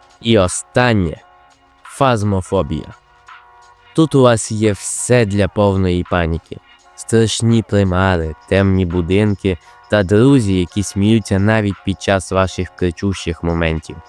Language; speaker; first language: Ukrainian; native; Ukrainian